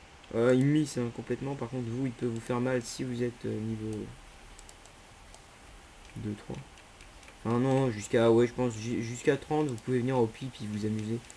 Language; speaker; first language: French; native; French